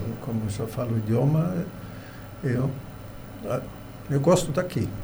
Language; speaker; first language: Portuguese; non-native, fluent; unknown